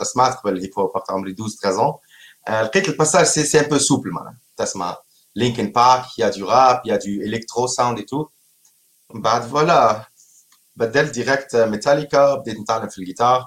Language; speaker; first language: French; non-native, local second language; Arabic